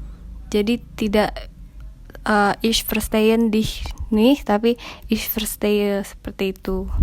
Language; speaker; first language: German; non-native, fluent; Indonesian